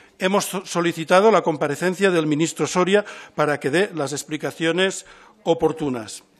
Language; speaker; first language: Spanish; non-native, local second language; Catalan